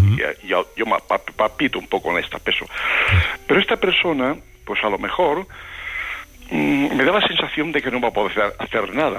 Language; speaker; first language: Spanish; native; Spanish